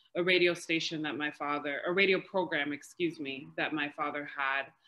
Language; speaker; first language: English; native; English